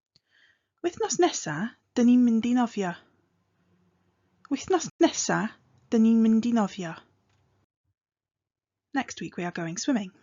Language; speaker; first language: Welsh; non-native, fluent; English